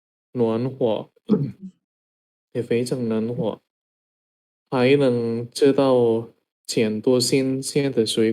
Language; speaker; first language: Chinese; non-native, learner; Indonesian